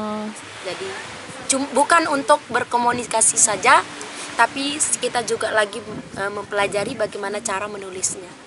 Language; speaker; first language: Indonesian; non-native, local second language; Sasak